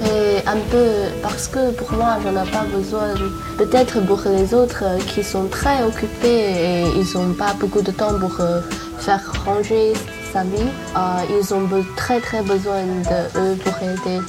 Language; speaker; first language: French; non-native, learner; Chinese